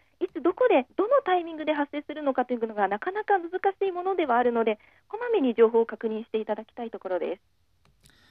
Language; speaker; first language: Japanese; native; Japanese